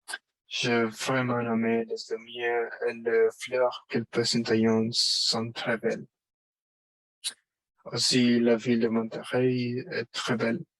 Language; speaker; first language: French; non-native, learner; Spanish